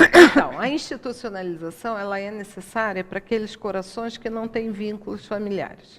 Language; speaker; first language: Portuguese; native; Portuguese